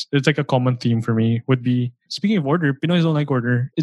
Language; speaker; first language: English; non-native, local second language; Filipino